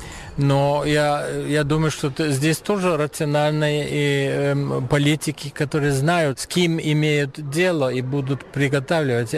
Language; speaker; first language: Russian; non-native, fluent; German